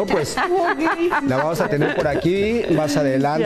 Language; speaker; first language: Spanish; native; Spanish